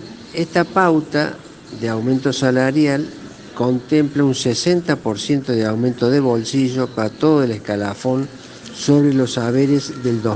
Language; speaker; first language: Spanish; native; Spanish